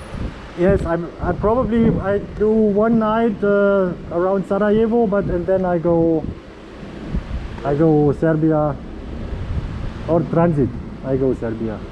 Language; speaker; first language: English; non-native, fluent; German